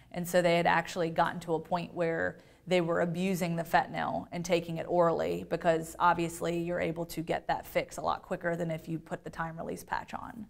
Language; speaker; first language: English; native; English